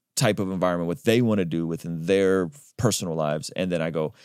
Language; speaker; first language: English; early bilingual, other home language; Armenian